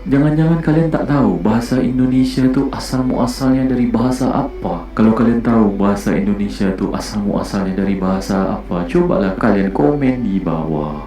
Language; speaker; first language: Malay; native; Malay